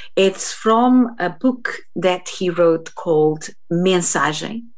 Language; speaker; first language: English; non-native, fluent; Portuguese